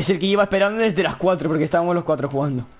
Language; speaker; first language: Spanish; native; Spanish